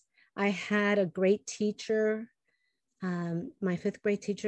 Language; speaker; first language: English; early bilingual, other home language; Spanish